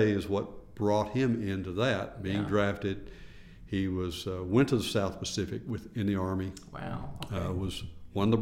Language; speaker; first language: English; native; English